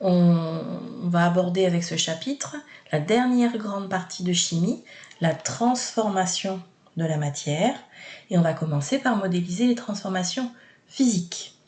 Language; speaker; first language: French; native; French